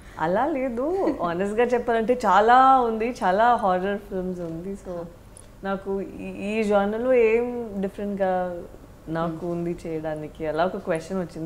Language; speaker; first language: Telugu; non-native, learner; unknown